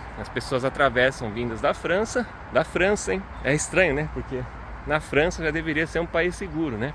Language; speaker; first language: Portuguese; native; Portuguese